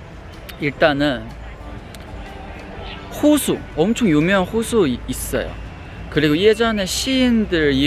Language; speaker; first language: Korean; non-native, fluent; Chinese